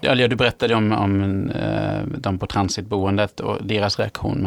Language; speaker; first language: Swedish; native; Swedish